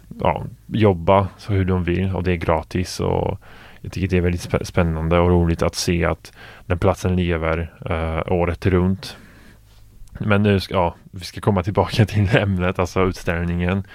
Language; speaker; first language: Swedish; non-native, fluent; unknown